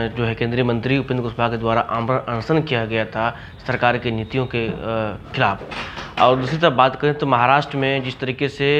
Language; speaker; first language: Hindi; native; Hindi